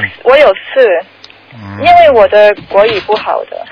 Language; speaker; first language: Chinese; early bilingual, heritage; Chinese